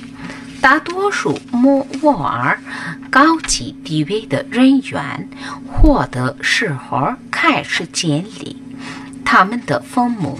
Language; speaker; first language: Chinese; non-native, fluent; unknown